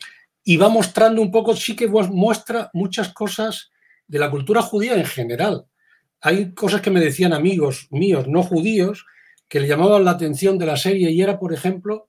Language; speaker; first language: Spanish; native; Spanish